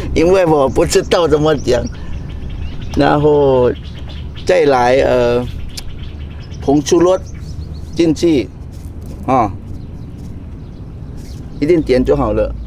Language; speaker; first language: Chinese; non-native, learner; Thai